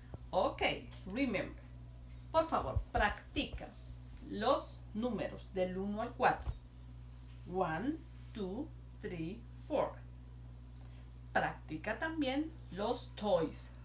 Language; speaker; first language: Spanish; native; Spanish